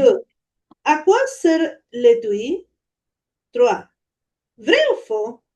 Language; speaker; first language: French; non-native, learner; Spanish